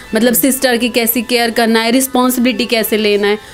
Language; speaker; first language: Hindi; non-native, local second language; Marathi